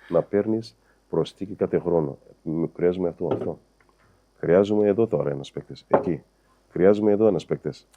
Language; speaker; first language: Greek; non-native, fluent; Kabuverdianu